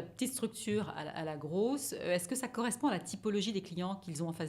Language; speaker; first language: French; native; French